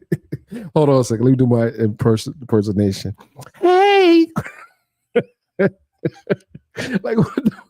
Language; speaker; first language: English; native; English